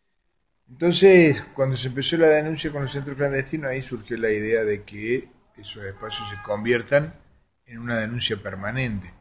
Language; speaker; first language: Spanish; native; Spanish